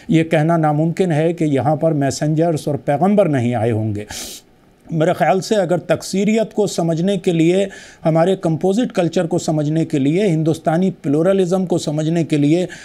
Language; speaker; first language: Hindi; native; Hindi